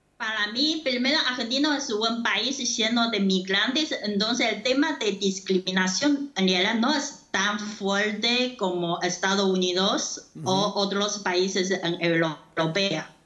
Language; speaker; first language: Spanish; non-native, fluent; Chinese